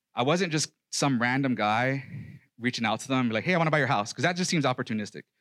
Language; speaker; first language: English; native; English